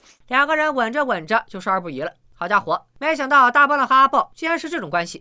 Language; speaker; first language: Chinese; native; Chinese